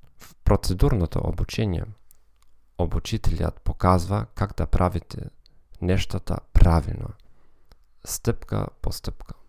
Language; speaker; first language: Bulgarian; non-native, learner; German